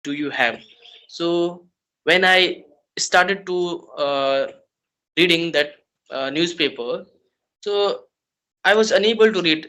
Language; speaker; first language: English; non-native, learner; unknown